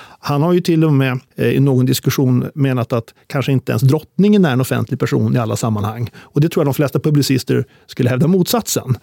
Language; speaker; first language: Swedish; native; Swedish